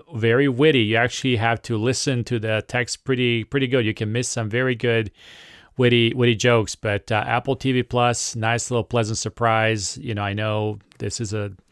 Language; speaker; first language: English; non-native, fluent; Serbian